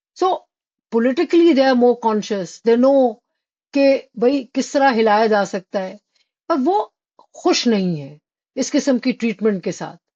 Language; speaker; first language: Urdu; native; Urdu